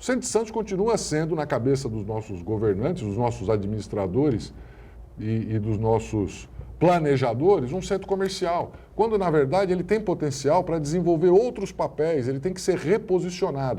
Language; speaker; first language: Portuguese; native; Portuguese